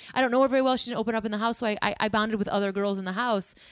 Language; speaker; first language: English; native; English